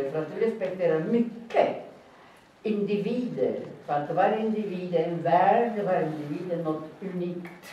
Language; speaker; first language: Swedish; non-native, fluent; Italian